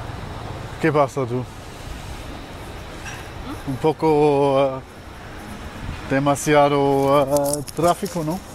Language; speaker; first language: Spanish; non-native, learner; English